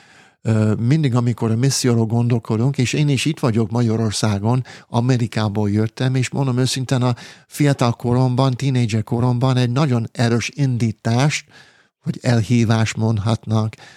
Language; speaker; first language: Hungarian; non-native, fluent; English